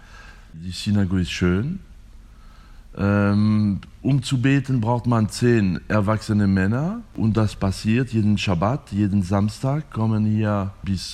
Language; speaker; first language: German; non-native, fluent; French